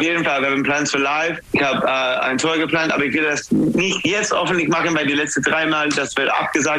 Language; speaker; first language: German; non-native, fluent; English